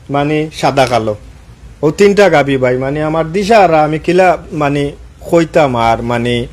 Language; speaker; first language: Bangla; non-native, local second language; Sylheti